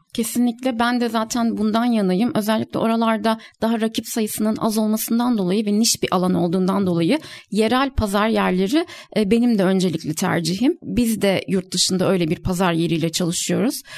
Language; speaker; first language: Turkish; native; Turkish